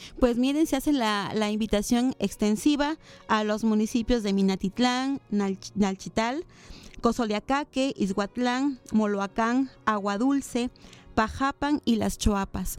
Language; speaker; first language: Spanish; native; Spanish